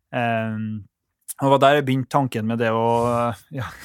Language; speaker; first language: Norwegian; native; Norwegian